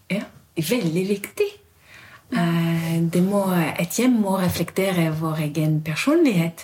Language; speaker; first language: Norwegian; non-native, fluent; French